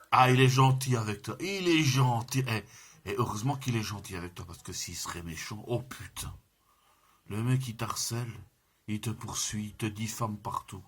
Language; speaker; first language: French; native; French